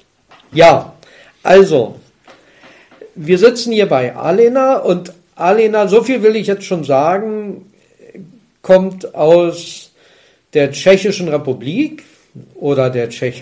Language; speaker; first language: German; native; German